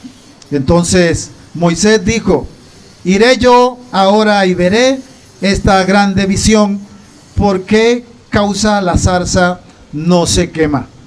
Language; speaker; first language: Spanish; native; Spanish